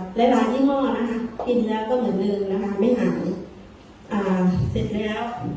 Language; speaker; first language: Thai; native; Thai